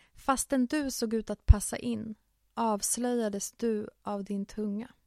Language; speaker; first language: Swedish; early bilingual, other home language; Finnish